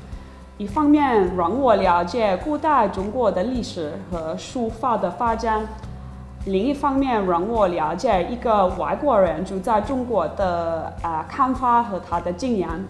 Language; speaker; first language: Chinese; non-native, fluent; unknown